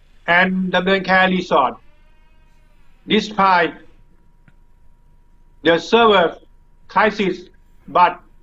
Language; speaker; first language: English; non-native, learner; Thai